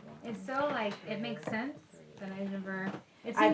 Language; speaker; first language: English; native; English